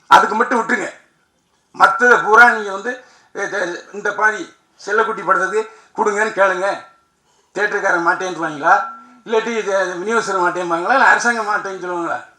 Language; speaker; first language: Tamil; native; Tamil